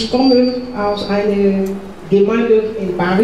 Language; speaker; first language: German; non-native, learner; French